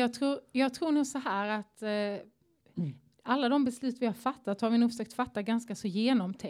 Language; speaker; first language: Swedish; native; Swedish